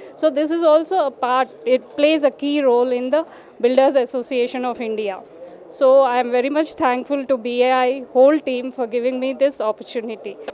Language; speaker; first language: English; non-native, local second language; Telugu